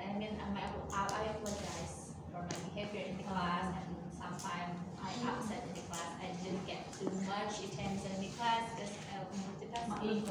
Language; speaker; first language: English; non-native, learner; Indonesian